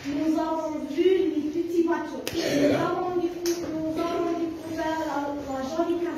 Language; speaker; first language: French; non-native, learner; Arabic